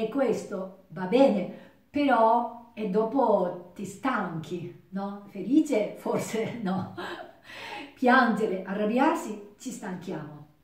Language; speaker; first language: Italian; non-native, learner; Japanese